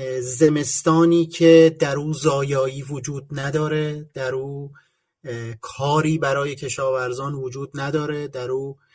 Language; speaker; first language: Persian; native; Persian